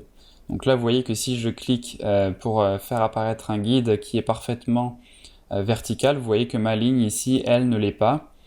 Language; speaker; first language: French; native; French